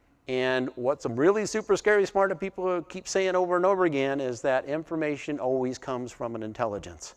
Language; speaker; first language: English; native; English